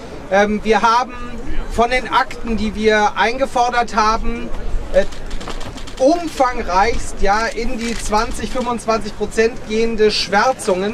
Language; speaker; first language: German; native; German